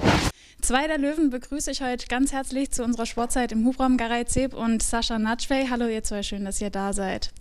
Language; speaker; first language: German; native; German